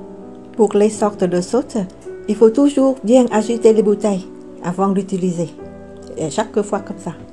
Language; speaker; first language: French; non-native, fluent; Vietnamese